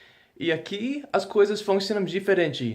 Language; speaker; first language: Portuguese; non-native, fluent; English